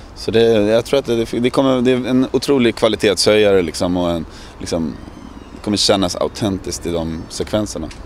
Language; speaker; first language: Swedish; native; Swedish